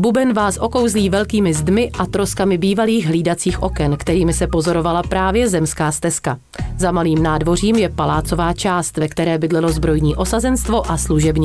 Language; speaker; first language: Czech; native; Czech